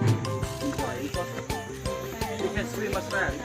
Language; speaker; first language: English; non-native, fluent; Khmer